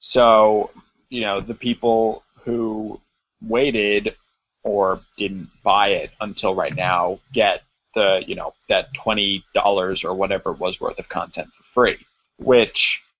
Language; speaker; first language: English; native; English